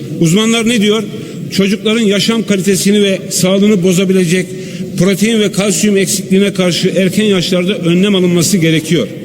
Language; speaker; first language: Turkish; native; Turkish